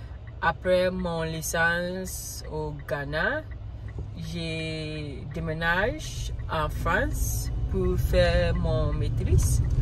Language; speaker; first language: French; non-native, learner; Akan